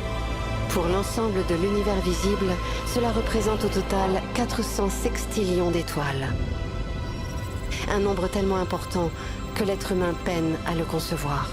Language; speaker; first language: French; native; French